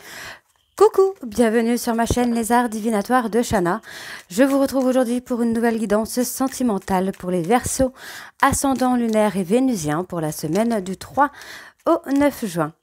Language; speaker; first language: French; native; French